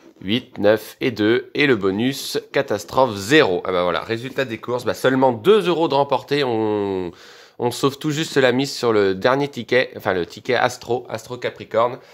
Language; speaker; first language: French; native; French